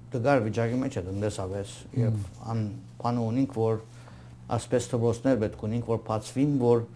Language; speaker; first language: Armenian; early bilingual, heritage; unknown